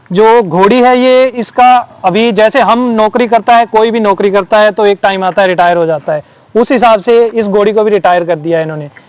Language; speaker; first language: Hindi; native; Hindi